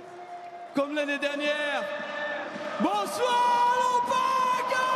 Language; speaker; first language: French; non-native, fluent; Portuguese